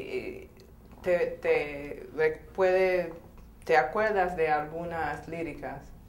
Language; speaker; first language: Spanish; non-native, fluent; English